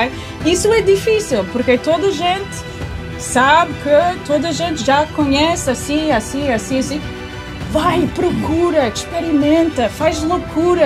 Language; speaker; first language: Portuguese; early bilingual, heritage; English